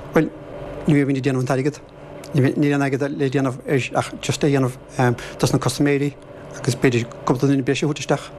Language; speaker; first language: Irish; native; Irish